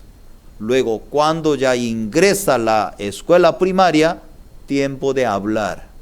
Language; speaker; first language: Spanish; non-native, learner; Korean